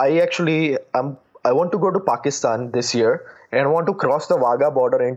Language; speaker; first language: English; non-native, local second language; Gujarati